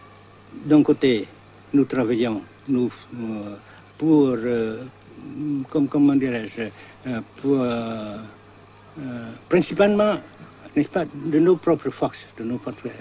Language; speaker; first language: French; non-native, fluent; Vietnamese